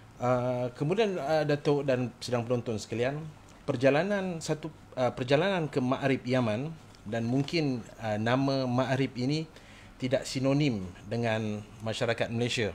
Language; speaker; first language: Malay; native; Malay